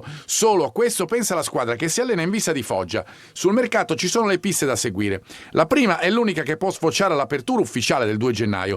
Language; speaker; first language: Italian; native; Italian